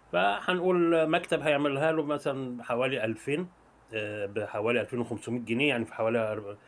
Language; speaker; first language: Arabic; native; Arabic